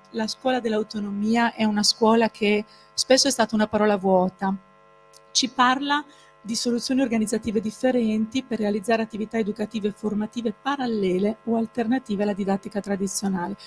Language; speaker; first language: Italian; native; Italian